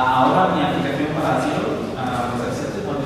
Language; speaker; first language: Spanish; non-native, learner; Arabic